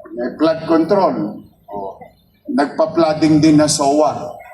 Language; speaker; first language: Filipino; native; Filipino